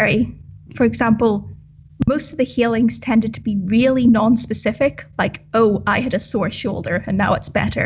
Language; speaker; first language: English; native; English